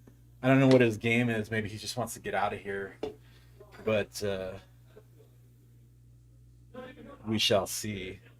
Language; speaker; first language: English; native; English